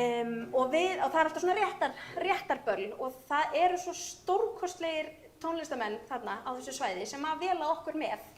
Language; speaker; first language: Icelandic; native; Icelandic